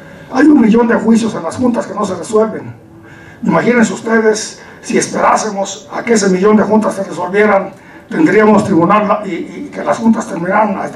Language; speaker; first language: Spanish; native; Spanish